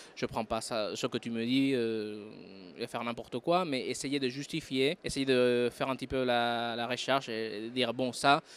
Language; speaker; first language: French; non-native, fluent; Spanish